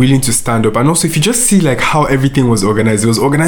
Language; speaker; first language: English; non-native, local second language; Yoruba